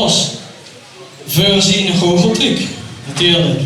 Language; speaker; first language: Dutch; native; Dutch